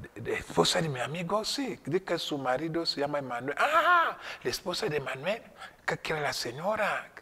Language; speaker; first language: Spanish; non-native, fluent; French